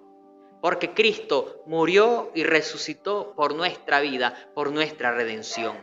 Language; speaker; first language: Spanish; native; Spanish